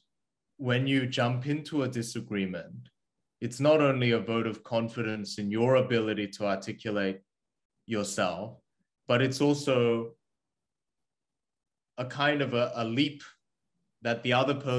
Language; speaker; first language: English; early bilingual, other home language; Korean